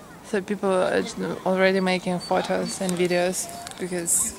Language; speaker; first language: English; non-native, fluent; Russian